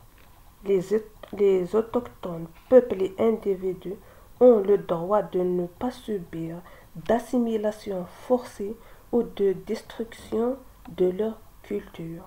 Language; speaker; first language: French; non-native, local second language; Kabyle